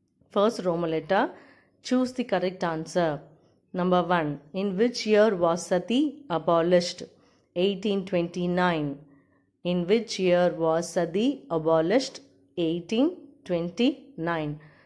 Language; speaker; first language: English; non-native, local second language; Tamil